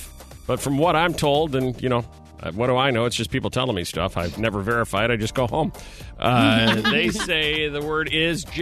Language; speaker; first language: English; native; English